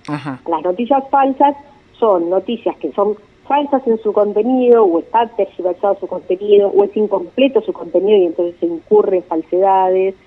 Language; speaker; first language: Spanish; native; Spanish